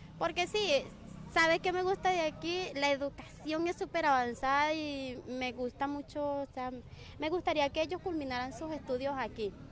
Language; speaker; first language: Spanish; native; Spanish